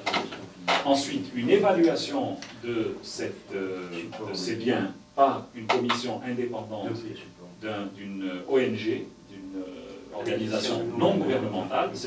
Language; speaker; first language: French; native; French